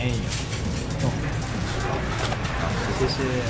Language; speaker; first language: Japanese; native; Japanese